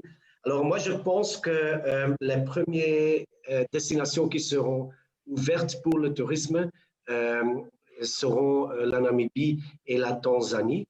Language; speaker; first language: French; non-native, local second language; Dutch